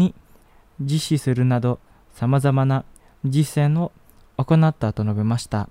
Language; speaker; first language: Japanese; non-native, fluent; Indonesian